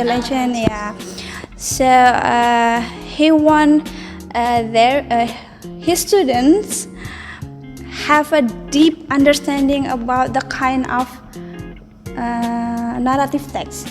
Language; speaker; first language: English; non-native, learner; Indonesian